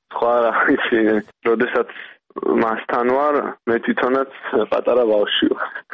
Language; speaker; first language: Georgian; native; Georgian